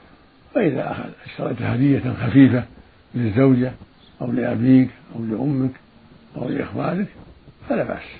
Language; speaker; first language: Arabic; native; Arabic